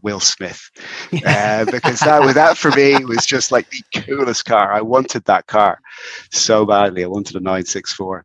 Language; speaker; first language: English; native; English